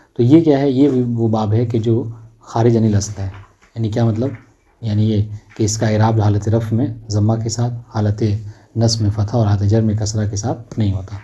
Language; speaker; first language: Urdu; native; Urdu